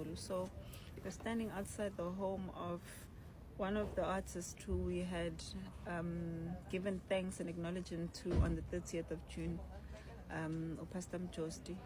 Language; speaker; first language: English; non-native, local second language; Zulu